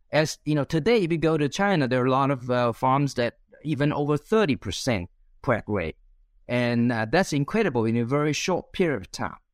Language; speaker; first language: English; non-native, fluent; Chinese